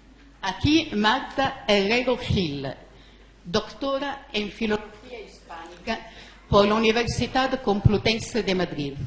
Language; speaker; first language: Spanish; non-native, fluent; Italian